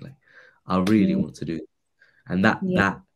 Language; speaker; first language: English; native; English